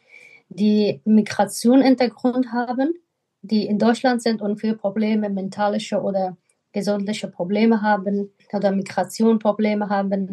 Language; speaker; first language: German; non-native, fluent; Persian